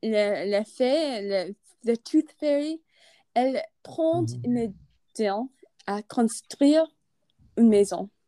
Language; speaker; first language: French; non-native, learner; English